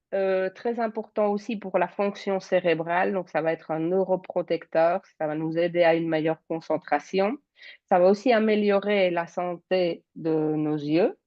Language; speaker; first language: French; native; French